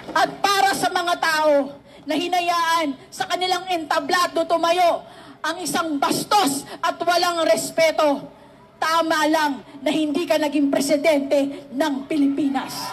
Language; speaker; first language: Filipino; native; Filipino